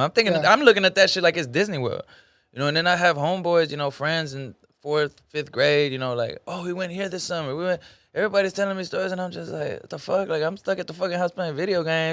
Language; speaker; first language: English; early bilingual, other home language; Spanish